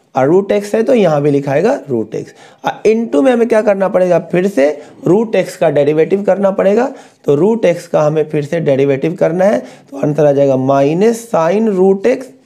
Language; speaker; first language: Hindi; native; Hindi